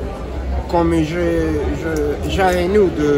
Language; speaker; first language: French; non-native, learner; Spanish